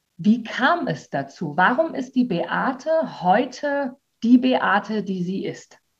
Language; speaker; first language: German; native; German